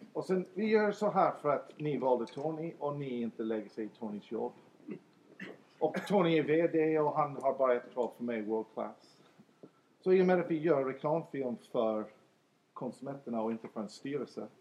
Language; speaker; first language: Swedish; non-native, fluent; English